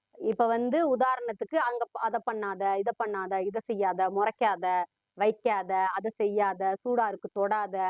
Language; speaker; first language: Tamil; early bilingual, heritage; Tamil